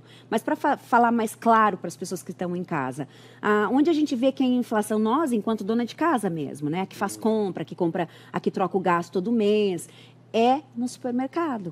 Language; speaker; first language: Portuguese; native; Portuguese